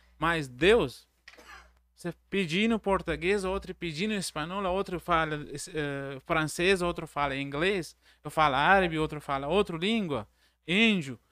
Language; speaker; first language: Portuguese; non-native, learner; Arabic